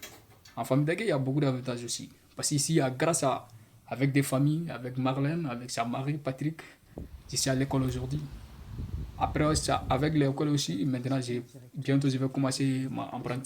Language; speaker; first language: French; non-native, learner; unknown